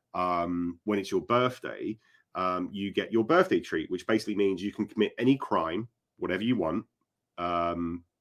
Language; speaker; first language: English; native; English